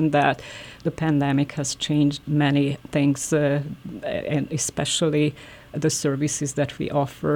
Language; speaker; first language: English; non-native, fluent; Hungarian